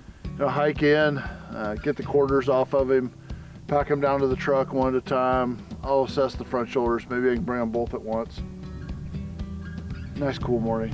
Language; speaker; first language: English; native; English